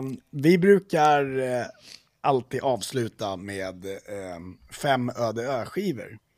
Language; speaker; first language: Swedish; native; Swedish